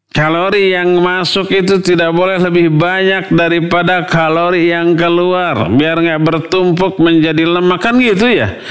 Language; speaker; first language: Indonesian; non-native, local second language; Sundanese